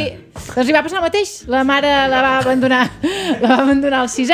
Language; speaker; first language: Catalan; native; Catalan